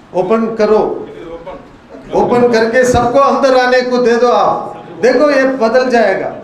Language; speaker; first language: Hindi; non-native, local second language; Urdu